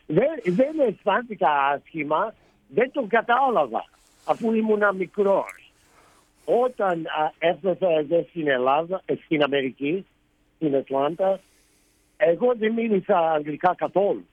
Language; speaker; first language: Greek; early bilingual, heritage; Greek